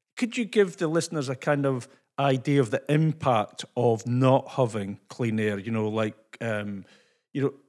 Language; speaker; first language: English; native; English